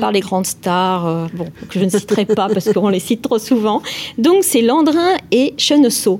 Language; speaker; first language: French; native; French